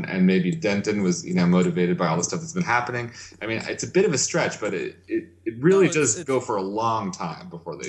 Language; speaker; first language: English; native; English